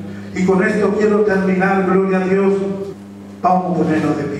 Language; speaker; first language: Spanish; native; Spanish